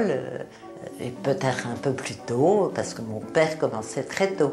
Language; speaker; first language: French; native; French